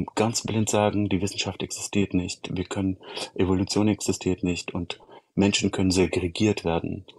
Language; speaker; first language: German; early bilingual, other home language; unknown